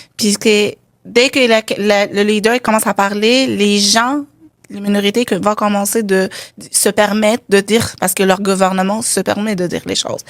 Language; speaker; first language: French; non-native, local second language; Arabic